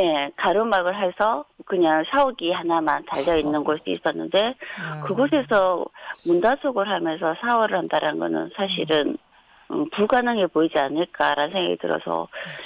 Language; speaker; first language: Korean; native; Korean